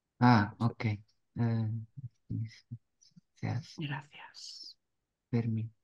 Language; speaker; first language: Spanish; non-native, learner; Portuguese